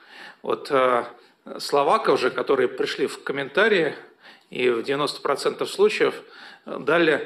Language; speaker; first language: Russian; native; Russian